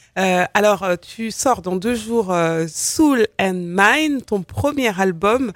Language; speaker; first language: French; native; French